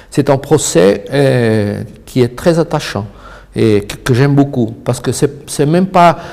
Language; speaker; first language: French; non-native, fluent; Portuguese